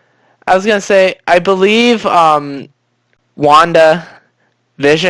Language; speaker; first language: English; native; English